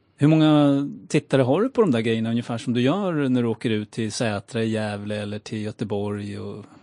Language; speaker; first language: Swedish; native; Swedish